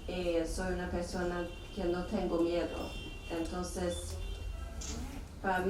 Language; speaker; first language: Spanish; non-native, fluent; Swedish